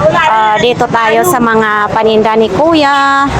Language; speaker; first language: Filipino; native; Filipino